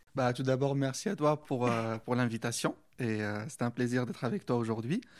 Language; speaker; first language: French; non-native, local second language; Arabic